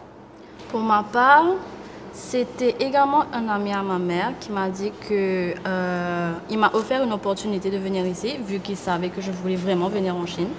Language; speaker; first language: French; non-native, local second language; Morisyen